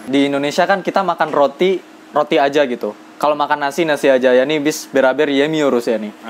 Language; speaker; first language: Indonesian; native; Indonesian